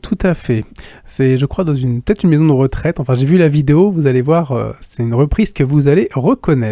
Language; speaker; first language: French; native; French